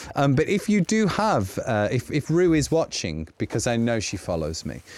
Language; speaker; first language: English; native; English